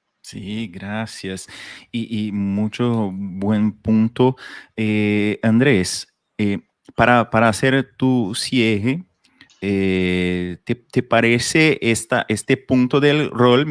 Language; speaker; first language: Spanish; non-native, fluent; Portuguese